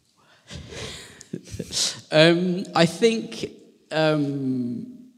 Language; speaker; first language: English; native; English